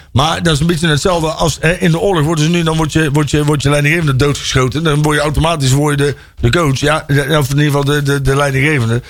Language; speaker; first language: Dutch; native; Dutch